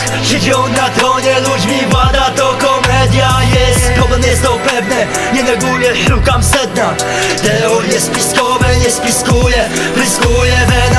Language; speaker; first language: Polish; native; Polish